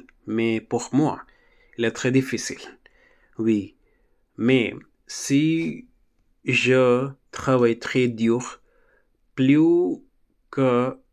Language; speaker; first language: French; non-native, learner; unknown